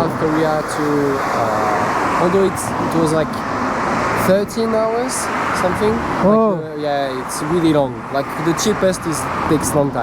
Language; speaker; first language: English; non-native, fluent; French